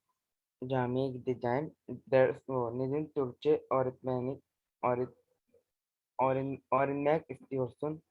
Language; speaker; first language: Turkish; non-native, learner; Urdu